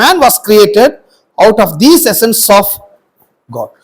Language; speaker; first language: English; non-native, local second language; Tamil